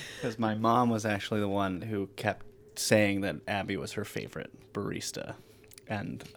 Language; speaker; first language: English; native; English